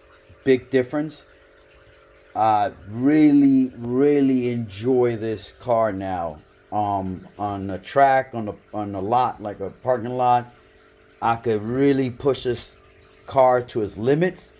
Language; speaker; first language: English; native; English